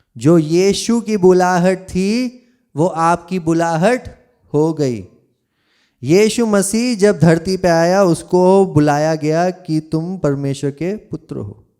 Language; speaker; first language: Hindi; non-native, local second language; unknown